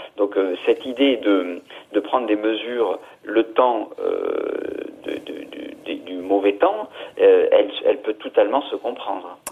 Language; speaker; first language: French; native; French